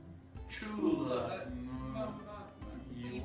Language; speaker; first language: Chinese; non-native, learner; English